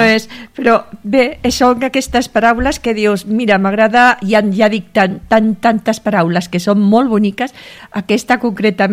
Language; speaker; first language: Catalan; native; Catalan